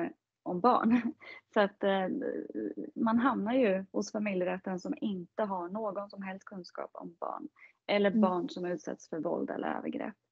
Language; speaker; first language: Swedish; native; Swedish